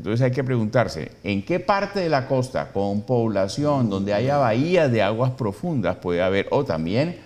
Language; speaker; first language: Spanish; native; Spanish